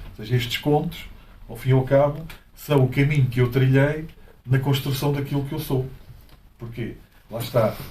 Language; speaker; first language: Portuguese; native; Portuguese